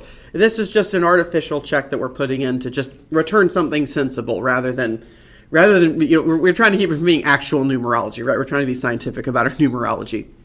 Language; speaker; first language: English; native; English